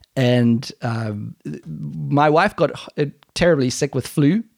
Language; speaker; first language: English; native; English